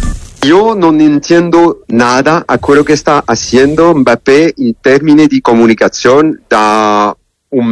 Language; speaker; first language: Spanish; non-native, learner; French